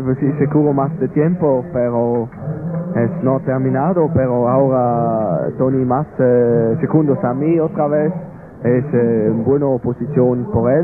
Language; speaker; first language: Spanish; non-native, learner; German